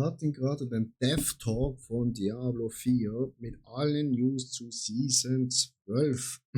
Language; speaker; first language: German; native; German